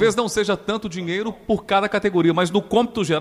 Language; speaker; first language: Portuguese; native; Portuguese